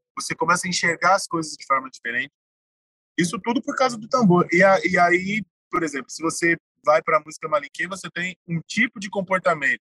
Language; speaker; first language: Portuguese; native; Portuguese